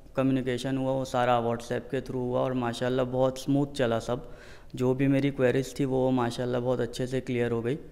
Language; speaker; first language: Hindi; non-native, local second language; Urdu